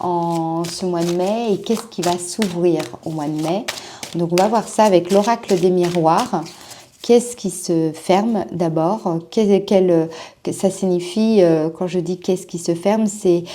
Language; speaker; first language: French; native; French